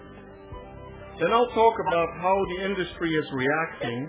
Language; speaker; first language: English; non-native, fluent; Dutch